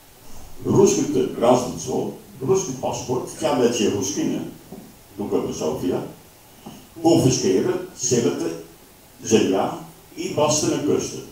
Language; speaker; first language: Bulgarian; non-native, learner; Slovak